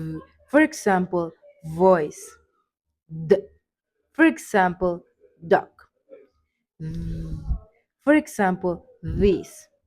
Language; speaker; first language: English; non-native, learner; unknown